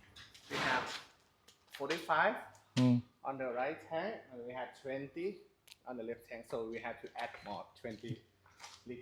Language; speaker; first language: English; non-native, learner; Thai